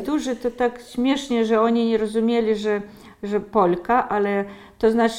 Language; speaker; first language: Polish; early bilingual, heritage; Polish